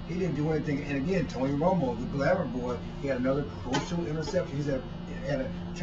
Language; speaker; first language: English; native; English